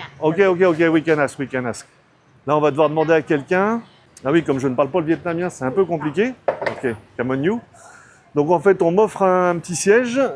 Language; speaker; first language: French; native; French